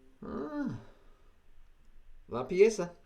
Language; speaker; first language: Spanish; non-native, learner; English